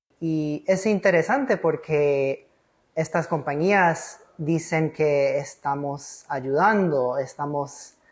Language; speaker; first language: Spanish; early bilingual, heritage; English